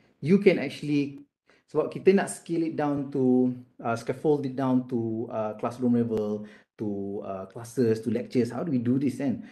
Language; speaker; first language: English; non-native, local second language; Malay